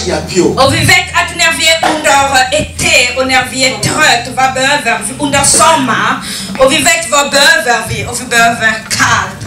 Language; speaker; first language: Swedish; non-native, fluent; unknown